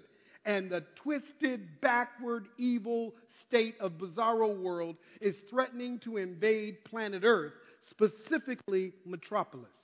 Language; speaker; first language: English; native; English